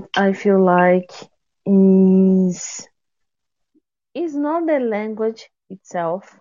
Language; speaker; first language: English; non-native, fluent; Portuguese